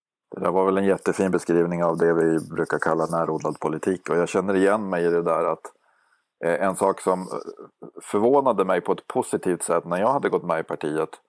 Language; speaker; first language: Swedish; native; Swedish